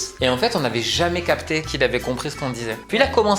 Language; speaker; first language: French; native; French